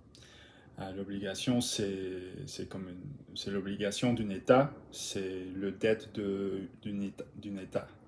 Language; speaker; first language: French; non-native, learner; English